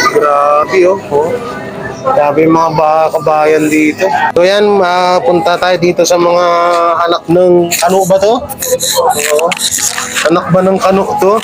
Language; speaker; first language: Filipino; native; Filipino